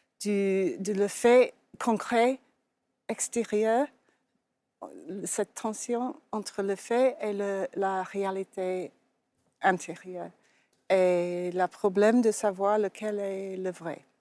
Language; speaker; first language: French; non-native, fluent; English